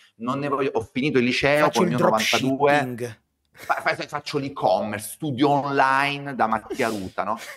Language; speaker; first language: Italian; native; Italian